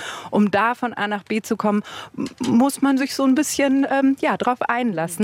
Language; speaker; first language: German; native; German